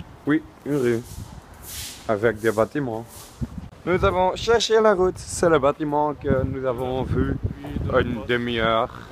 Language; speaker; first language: French; non-native, learner; Dutch